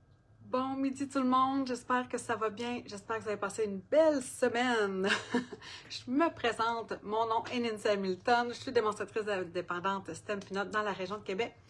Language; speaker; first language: French; native; French